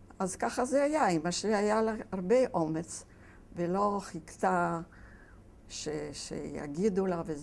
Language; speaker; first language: Hebrew; non-native, fluent; Yiddish